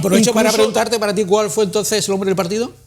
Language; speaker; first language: Spanish; native; Spanish